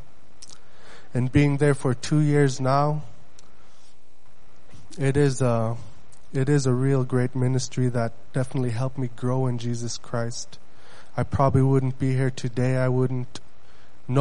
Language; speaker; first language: English; early bilingual, other home language; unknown